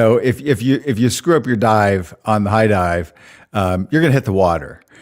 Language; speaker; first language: English; native; English